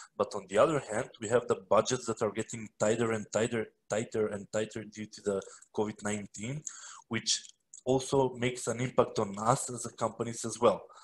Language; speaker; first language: English; non-native, fluent; Macedonian